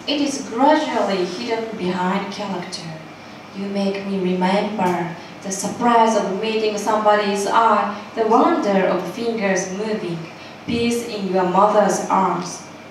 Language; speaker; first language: English; non-native, fluent; Japanese